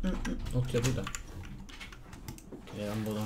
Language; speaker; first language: Spanish; native; Spanish